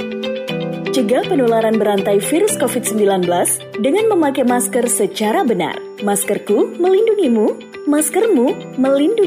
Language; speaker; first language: Indonesian; native; Indonesian